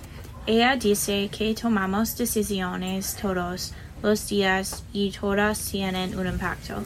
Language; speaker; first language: Spanish; non-native, learner; English